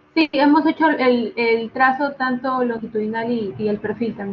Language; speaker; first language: Spanish; native; Spanish